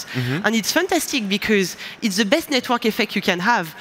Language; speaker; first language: English; non-native, fluent; French